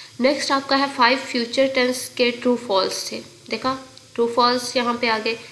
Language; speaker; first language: Urdu; native; Urdu